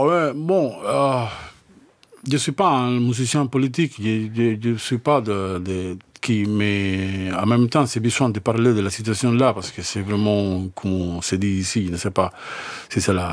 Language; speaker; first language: French; non-native, fluent; Spanish